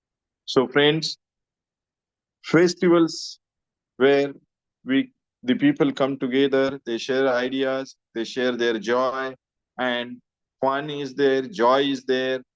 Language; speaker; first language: English; non-native, local second language; Marathi